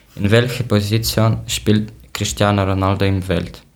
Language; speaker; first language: German; non-native, learner; Ukrainian